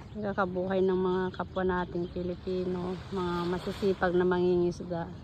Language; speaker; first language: Filipino; non-native, local second language; Iloko